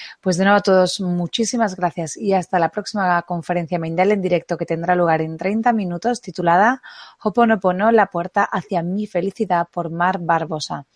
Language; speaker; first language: Spanish; native; Spanish